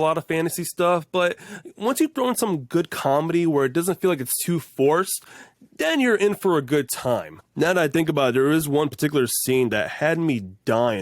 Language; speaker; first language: English; native; English